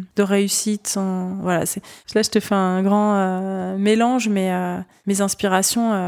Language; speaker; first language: French; native; French